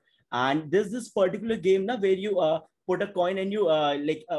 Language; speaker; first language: English; non-native, local second language; Hindi